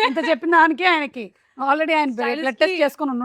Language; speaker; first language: Telugu; native; Telugu